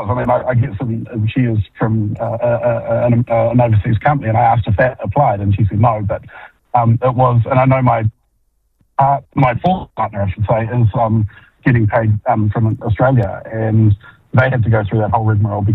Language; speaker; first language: English; native; English